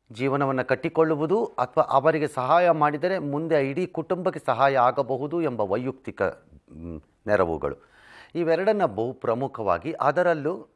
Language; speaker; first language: Kannada; native; Kannada